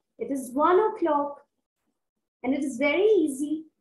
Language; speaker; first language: English; non-native, local second language; Hindi